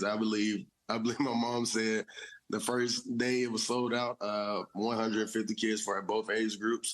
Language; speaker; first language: English; native; English